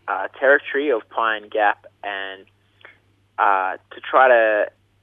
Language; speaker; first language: English; native; English